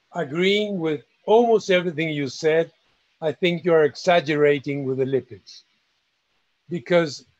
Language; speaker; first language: English; non-native, fluent; Spanish